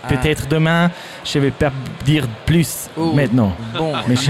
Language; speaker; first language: French; non-native, learner; German